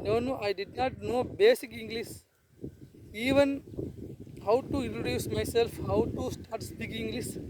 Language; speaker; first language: English; non-native, learner; Tamil